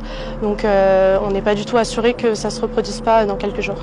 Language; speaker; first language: French; native; French